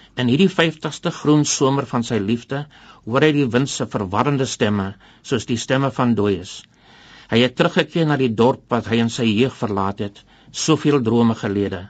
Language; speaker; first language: Afrikaans; non-native, local second language; English